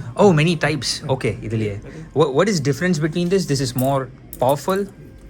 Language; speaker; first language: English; non-native, learner; Tamil